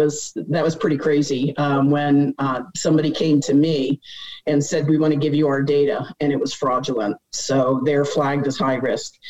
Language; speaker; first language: English; native; English